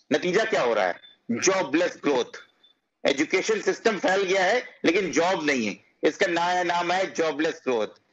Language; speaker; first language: Hindi; native; Hindi